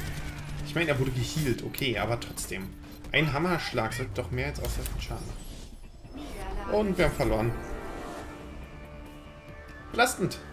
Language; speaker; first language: German; native; German